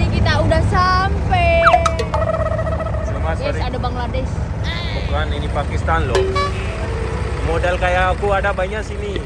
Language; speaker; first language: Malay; non-native, fluent; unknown